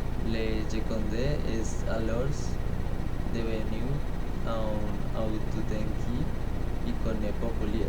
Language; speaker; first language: French; non-native, learner; Spanish